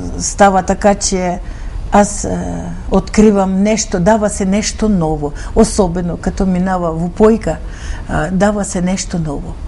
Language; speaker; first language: Bulgarian; early bilingual, heritage; Bulgarian